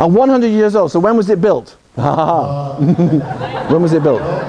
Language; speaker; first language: English; native; English